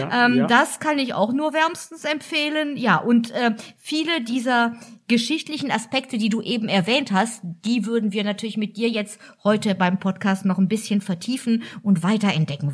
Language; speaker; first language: German; native; German